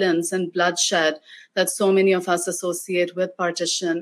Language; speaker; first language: English; non-native, local second language; Urdu